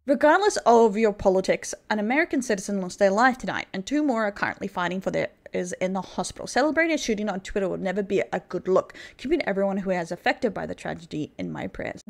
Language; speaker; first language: English; native; English